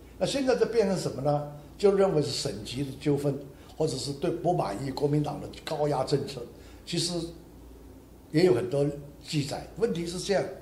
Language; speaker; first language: Chinese; non-native, local second language; Hakka Chinese